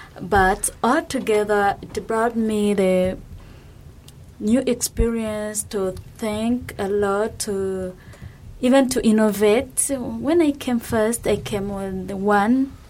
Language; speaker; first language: English; non-native, local second language; Kinyarwanda